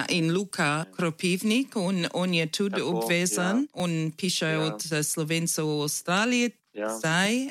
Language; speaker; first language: Slovenian; early bilingual, heritage; English